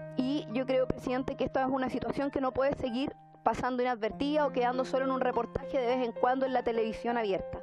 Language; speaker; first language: Spanish; native; Spanish